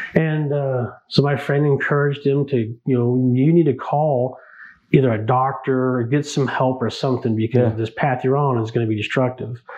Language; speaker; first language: English; native; English